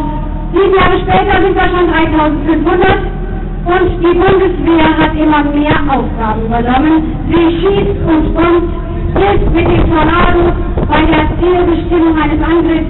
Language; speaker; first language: German; native; German